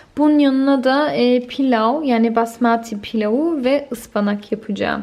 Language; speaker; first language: Turkish; early bilingual, heritage; Turkish